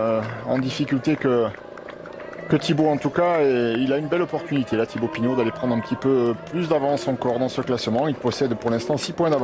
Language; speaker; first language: French; native; French